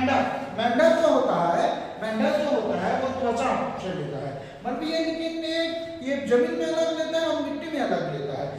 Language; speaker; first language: Hindi; non-native, local second language; Chhattisgarhi